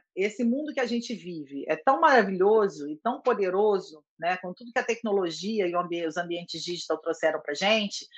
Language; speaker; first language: Portuguese; native; Portuguese